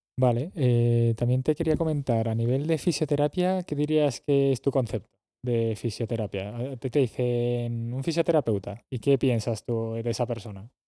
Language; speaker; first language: Spanish; native; Spanish